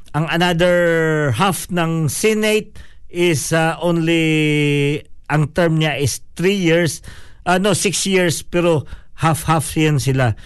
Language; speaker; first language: Filipino; non-native, local second language; Hiligaynon